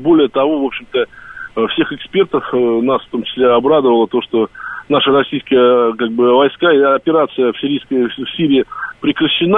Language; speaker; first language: Russian; native; Russian